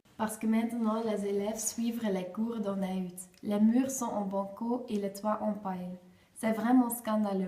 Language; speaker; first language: French; non-native, learner; Dutch